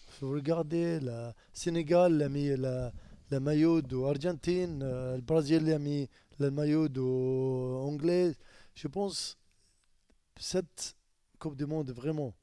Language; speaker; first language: French; non-native, learner; Arabic